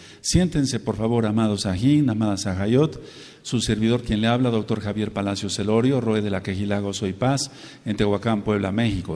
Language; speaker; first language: Spanish; native; Spanish